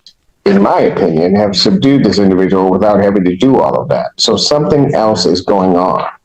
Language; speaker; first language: English; native; English